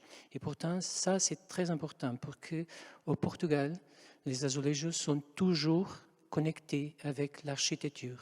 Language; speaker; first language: French; non-native, fluent; Portuguese